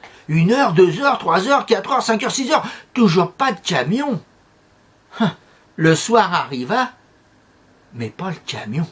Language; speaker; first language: French; native; French